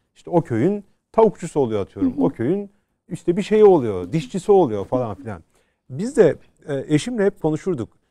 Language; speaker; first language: Turkish; native; Turkish